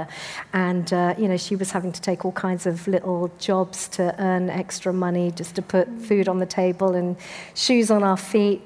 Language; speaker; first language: English; native; English